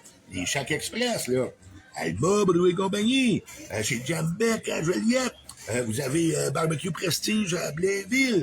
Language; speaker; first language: French; native; French